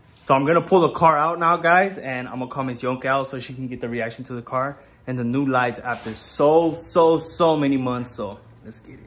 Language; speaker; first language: English; early bilingual, other home language; Spanish